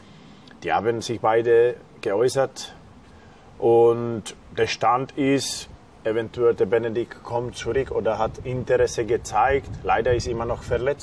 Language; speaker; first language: German; non-native, fluent; Slovak